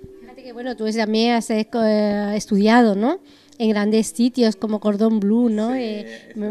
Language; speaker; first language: Spanish; native; Spanish